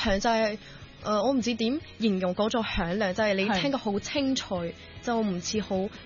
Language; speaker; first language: Cantonese; native; Cantonese